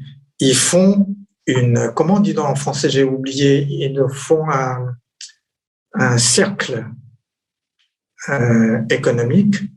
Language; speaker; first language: French; non-native, fluent; Chinese